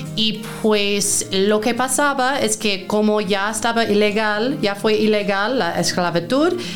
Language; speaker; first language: Spanish; non-native, fluent; English